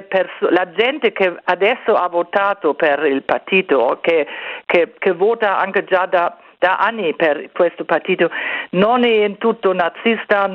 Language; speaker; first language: Italian; non-native, fluent; German